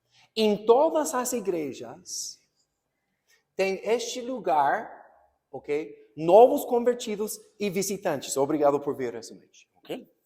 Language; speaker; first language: Portuguese; non-native, fluent; English